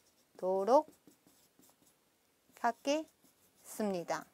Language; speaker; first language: Korean; non-native, fluent; Chinese